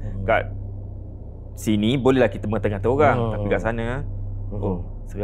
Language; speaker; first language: Malay; native; Malay